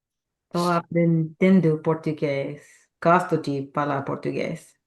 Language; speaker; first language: Portuguese; non-native, learner; English